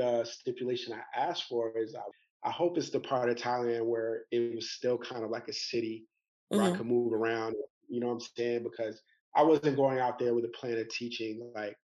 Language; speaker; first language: English; native; English